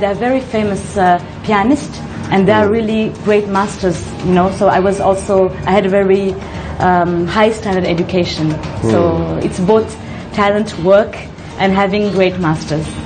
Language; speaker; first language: English; non-native, fluent; French